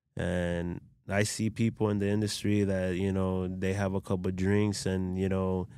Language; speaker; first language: English; early bilingual, other home language; Spanish